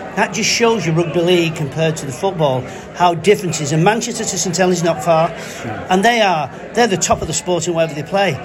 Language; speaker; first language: English; native; English